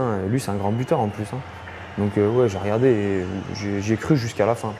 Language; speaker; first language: French; native; French